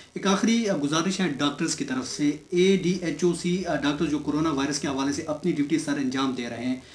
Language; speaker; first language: Urdu; native; Urdu